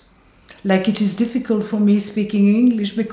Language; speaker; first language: English; non-native, learner; French